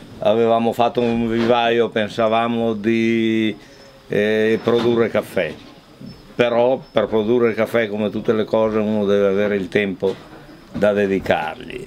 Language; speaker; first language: Italian; native; Italian